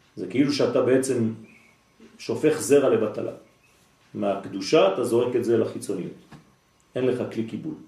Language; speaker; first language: Hebrew; non-native, fluent; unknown